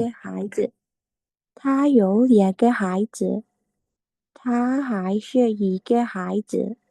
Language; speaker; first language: Chinese; non-native, learner; Burmese